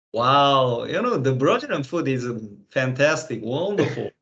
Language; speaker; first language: English; non-native, fluent; Korean